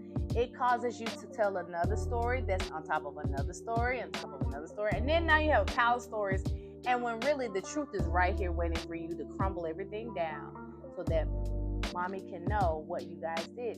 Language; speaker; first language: English; native; English